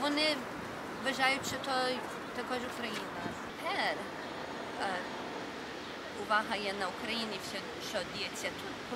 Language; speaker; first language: Ukrainian; early bilingual, heritage; Ukrainian